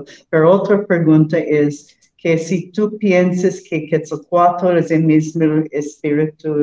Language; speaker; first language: Spanish; non-native, learner; English